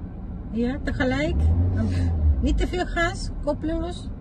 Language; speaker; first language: Dutch; non-native, fluent; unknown